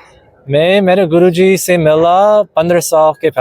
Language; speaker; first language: Hindi; non-native, learner; English